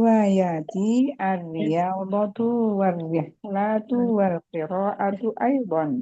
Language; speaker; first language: Arabic; non-native, learner; Indonesian